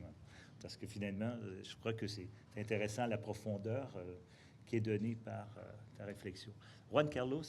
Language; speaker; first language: French; native; French